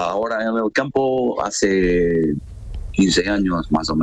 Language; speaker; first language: Spanish; non-native, fluent; Portuguese